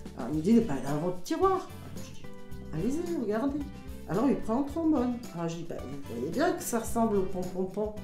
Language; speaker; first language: French; non-native, fluent; Bulgarian